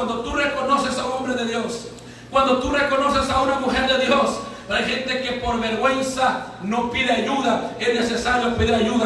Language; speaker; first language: Spanish; native; Spanish